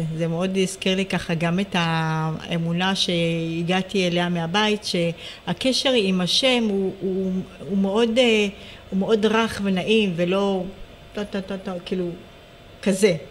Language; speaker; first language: Hebrew; early bilingual, other home language; Amharic